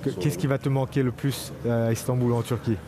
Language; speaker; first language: French; non-native, fluent; Turkish